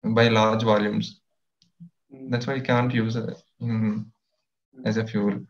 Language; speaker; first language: English; non-native, local second language; Telugu